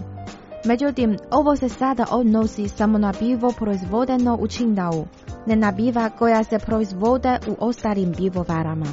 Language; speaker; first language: Croatian; non-native, fluent; Chinese